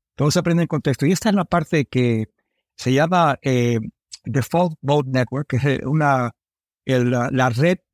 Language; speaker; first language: Spanish; early bilingual, heritage; Spanish